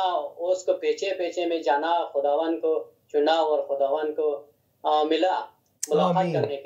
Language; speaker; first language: Hindi; non-native, learner; Hazaragi